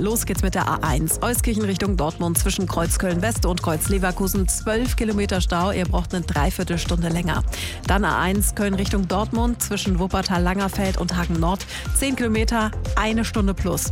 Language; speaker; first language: German; native; German